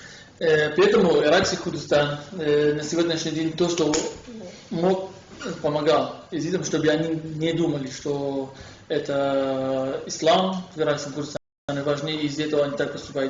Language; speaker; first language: Russian; non-native, fluent; Kurdish